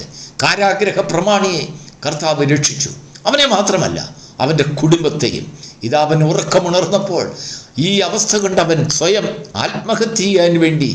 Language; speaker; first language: Malayalam; native; Malayalam